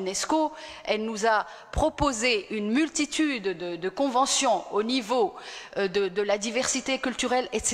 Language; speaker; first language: French; non-native, local second language; Arabic